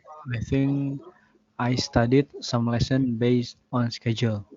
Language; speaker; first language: English; non-native, learner; Indonesian